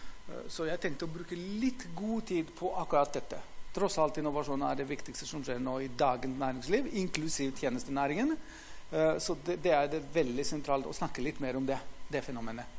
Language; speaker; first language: Norwegian; non-native, fluent; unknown